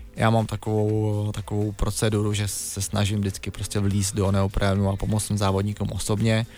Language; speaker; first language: Czech; native; Czech